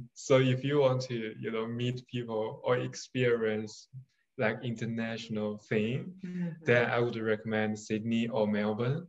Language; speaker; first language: English; non-native, fluent; Chinese